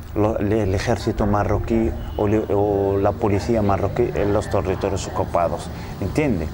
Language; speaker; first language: Spanish; non-native, learner; Arabic